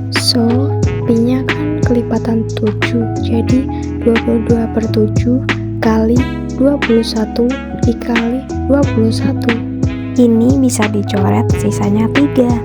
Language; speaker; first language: Indonesian; native; Indonesian